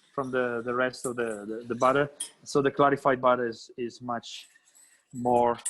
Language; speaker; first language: English; non-native, fluent; Italian